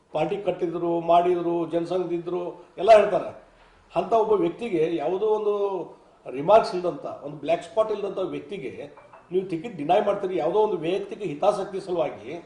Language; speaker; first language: Kannada; native; Kannada